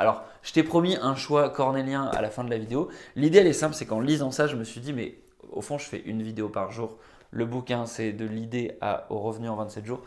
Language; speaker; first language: French; native; French